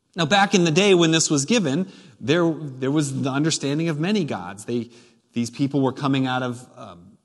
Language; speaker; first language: English; native; English